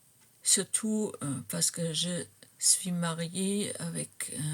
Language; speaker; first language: French; non-native, fluent; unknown